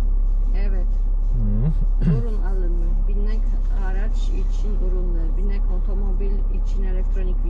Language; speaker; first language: Turkish; non-native, fluent; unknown